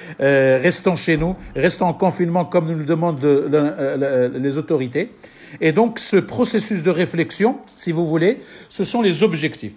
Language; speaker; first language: French; non-native, local second language; Arabic